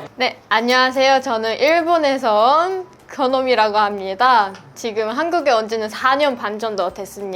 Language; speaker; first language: Korean; non-native, fluent; Japanese